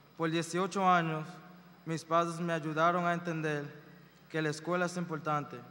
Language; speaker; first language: Spanish; early bilingual, other home language; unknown